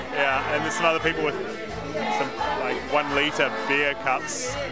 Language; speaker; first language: English; native; English